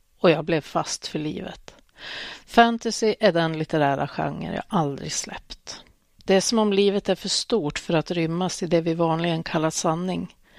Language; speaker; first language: Swedish; native; Swedish